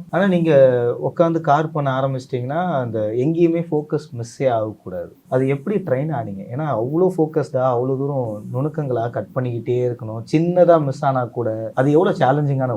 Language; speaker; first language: Tamil; native; Tamil